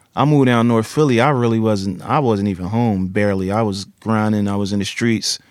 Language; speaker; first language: English; native; English